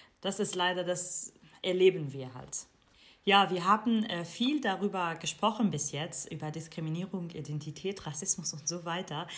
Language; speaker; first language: German; non-native, fluent; Kurdish